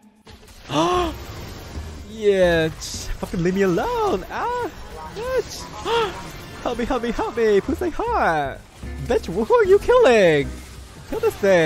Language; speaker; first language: English; native; English